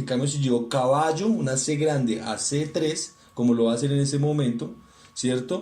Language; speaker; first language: Spanish; native; Spanish